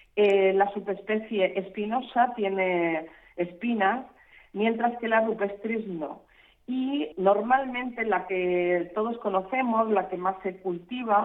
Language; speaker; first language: Spanish; native; Spanish